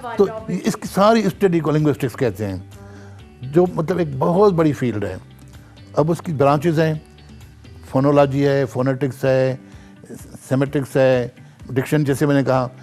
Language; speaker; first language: Urdu; non-native, local second language; Sindhi